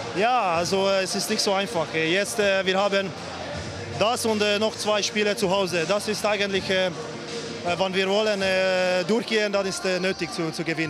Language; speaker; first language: German; non-native, fluent; Hungarian